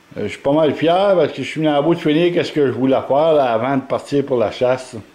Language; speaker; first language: French; native; French